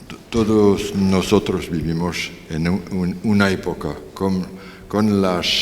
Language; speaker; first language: Spanish; non-native, learner; French